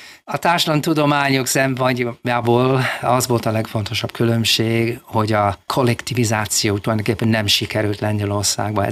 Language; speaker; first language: Hungarian; non-native, fluent; English